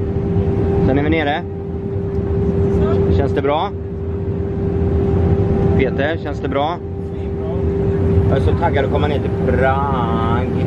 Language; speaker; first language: Swedish; native; Swedish